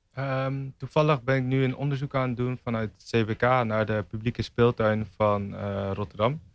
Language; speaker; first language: Dutch; native; Dutch